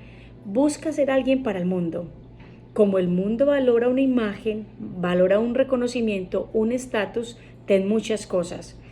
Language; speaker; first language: Spanish; native; Spanish